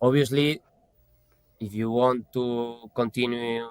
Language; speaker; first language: English; non-native, fluent; Spanish